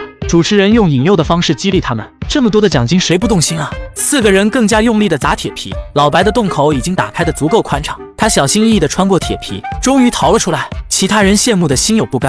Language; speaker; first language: Chinese; native; Chinese